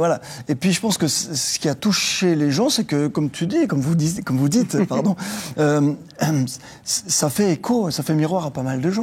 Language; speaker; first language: French; native; French